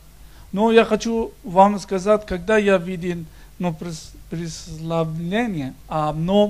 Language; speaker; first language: Russian; non-native, learner; Persian